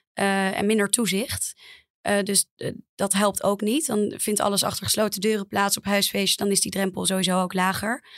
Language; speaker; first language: Dutch; native; Dutch